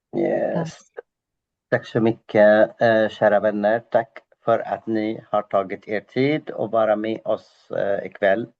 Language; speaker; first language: Swedish; non-native, fluent; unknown